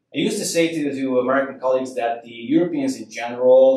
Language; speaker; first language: English; non-native, fluent; Hungarian